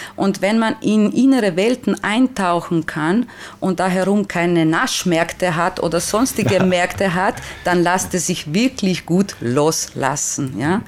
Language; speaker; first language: German; non-native, fluent; Slovenian